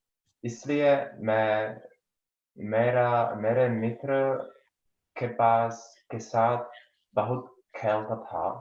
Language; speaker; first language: Hindi; non-native, learner; Czech